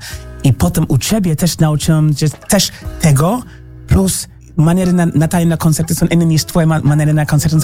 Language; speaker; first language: Polish; non-native, learner; English